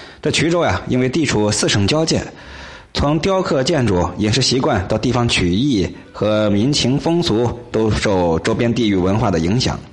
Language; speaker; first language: Chinese; native; Chinese